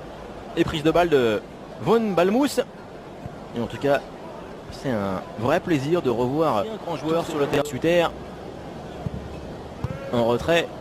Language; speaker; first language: French; native; French